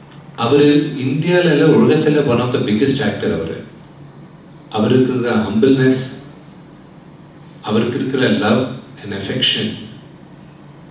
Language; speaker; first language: Tamil; non-native, local second language; Telugu